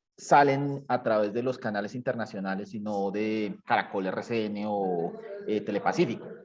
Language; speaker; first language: Spanish; native; Spanish